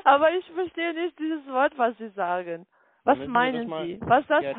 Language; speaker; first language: German; non-native, learner; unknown